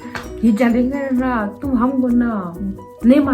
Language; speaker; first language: Hindi; non-native, local second language; Tibetan